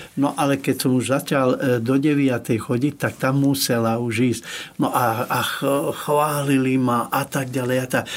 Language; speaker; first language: Slovak; non-native, local second language; Hungarian